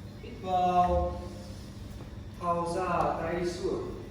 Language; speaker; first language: Vietnamese; non-native, learner; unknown